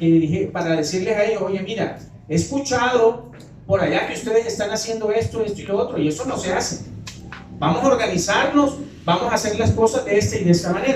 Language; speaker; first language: Spanish; native; Spanish